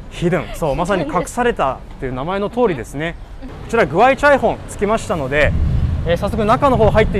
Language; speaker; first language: Japanese; native; Japanese